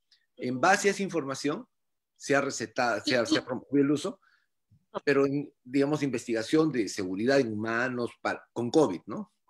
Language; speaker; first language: Spanish; native; Spanish